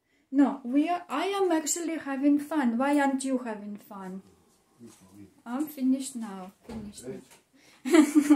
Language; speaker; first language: English; non-native, fluent; Russian